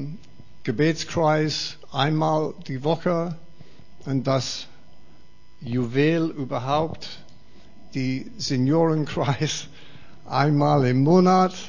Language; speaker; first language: German; non-native, fluent; English